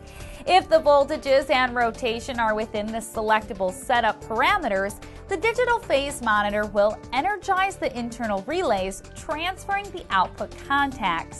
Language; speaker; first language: English; native; English